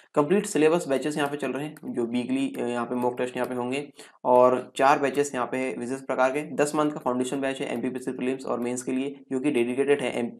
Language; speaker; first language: Hindi; native; Hindi